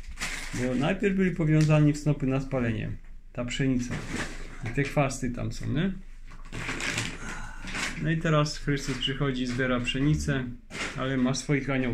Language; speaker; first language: Polish; native; Polish